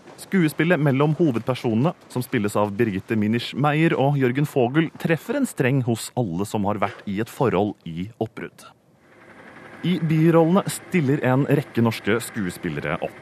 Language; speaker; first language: Norwegian; native; Norwegian